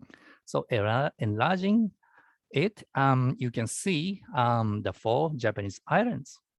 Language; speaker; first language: English; non-native, fluent; Japanese